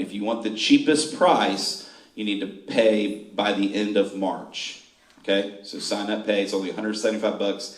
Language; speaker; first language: English; native; English